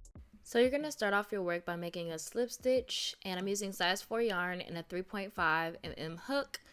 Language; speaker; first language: English; native; English